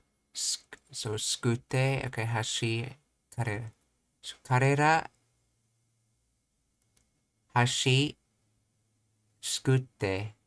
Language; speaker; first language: Japanese; non-native, learner; English